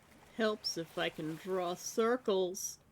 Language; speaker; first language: English; native; English